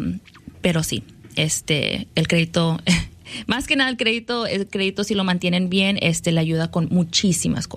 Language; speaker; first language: Spanish; early bilingual, other home language; English